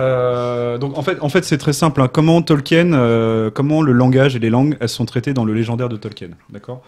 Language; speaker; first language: French; native; French